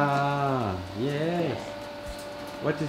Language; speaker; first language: English; non-native, learner; French